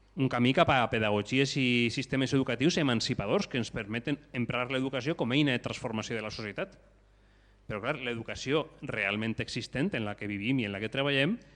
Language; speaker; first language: Catalan; native; Catalan